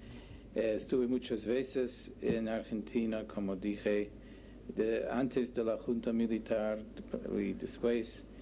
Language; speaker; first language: Spanish; non-native, learner; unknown